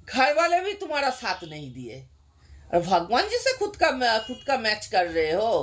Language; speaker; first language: Hindi; non-native, local second language; Bangla